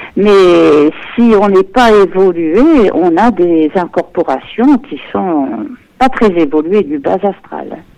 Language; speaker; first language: French; native; French